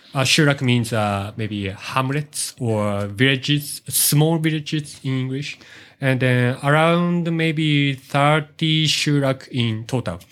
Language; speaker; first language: English; non-native, learner; Japanese